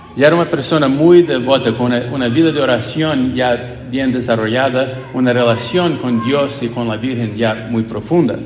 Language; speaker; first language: Spanish; non-native, fluent; English